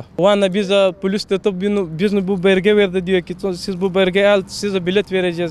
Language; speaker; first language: Turkish; non-native, learner; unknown